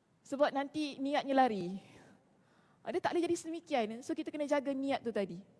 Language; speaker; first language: Malay; native; Malay